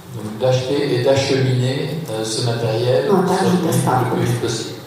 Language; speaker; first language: French; native; French